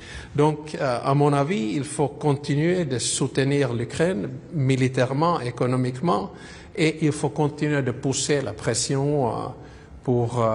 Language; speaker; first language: French; non-native, fluent; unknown